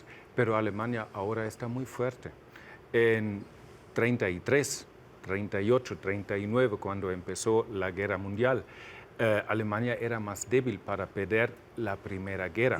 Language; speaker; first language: Spanish; non-native, fluent; German